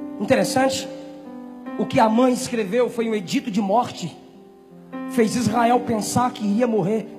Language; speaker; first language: Portuguese; native; Portuguese